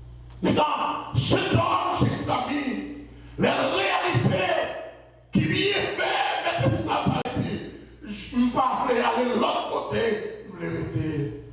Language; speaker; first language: French; non-native, local second language; Haitian Creole